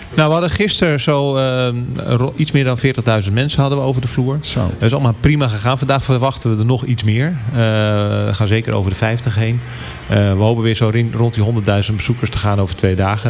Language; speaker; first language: Dutch; native; Dutch